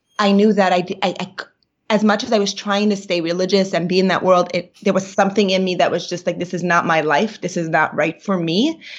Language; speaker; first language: English; native; English